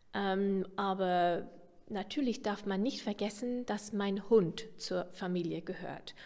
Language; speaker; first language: German; non-native, fluent; English